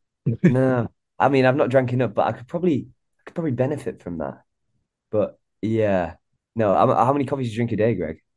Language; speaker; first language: English; native; English